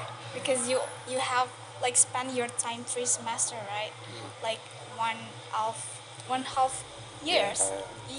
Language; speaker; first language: English; non-native, local second language; Indonesian